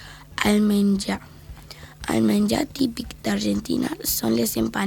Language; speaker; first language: Catalan; early bilingual, other home language; Spanish